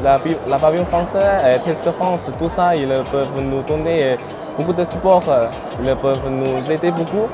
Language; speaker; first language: French; non-native, fluent; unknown